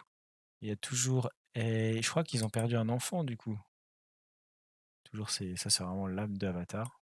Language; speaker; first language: French; native; French